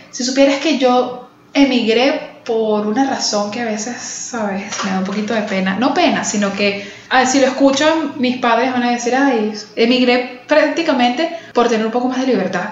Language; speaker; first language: Spanish; native; Spanish